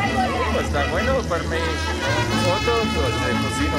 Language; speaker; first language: Spanish; non-native, learner; Amharic